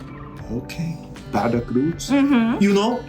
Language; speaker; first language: English; non-native, learner; Japanese